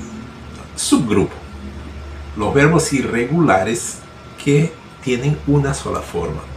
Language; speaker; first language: Spanish; non-native, fluent; Portuguese